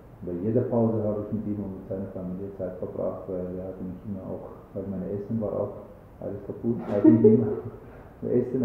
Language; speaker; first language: German; non-native, learner; Arabic